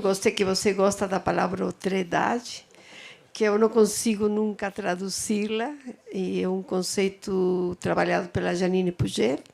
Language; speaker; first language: Portuguese; non-native, fluent; Spanish